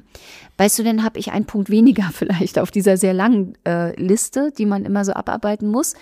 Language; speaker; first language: German; native; German